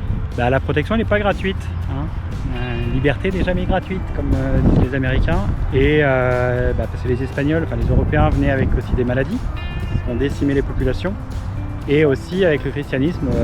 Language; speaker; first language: French; native; French